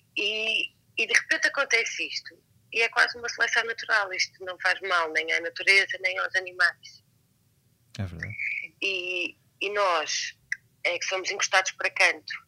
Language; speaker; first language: Portuguese; native; Portuguese